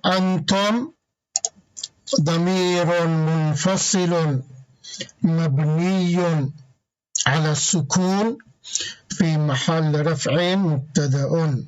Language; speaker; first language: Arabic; non-native, fluent; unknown